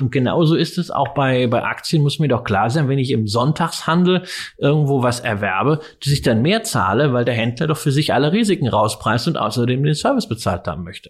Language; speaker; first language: German; native; German